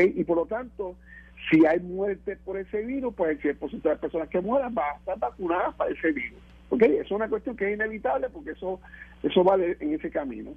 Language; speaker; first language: Spanish; native; Spanish